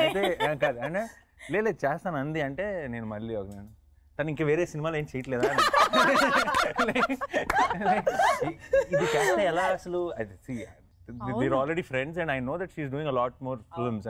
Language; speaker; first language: Telugu; native; Telugu